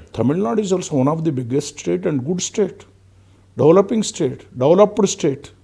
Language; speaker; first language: Telugu; native; Telugu